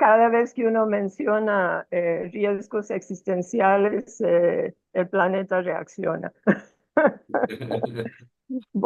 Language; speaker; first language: Spanish; non-native, fluent; English